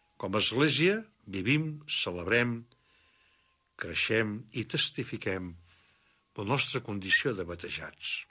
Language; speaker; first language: Catalan; native; Catalan